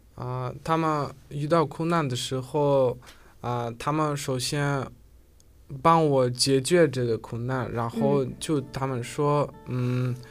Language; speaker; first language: Chinese; non-native, learner; Uzbek